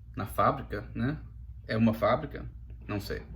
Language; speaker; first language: Portuguese; non-native, fluent; English